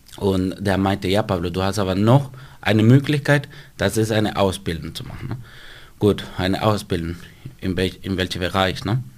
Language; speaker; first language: German; non-native, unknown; Spanish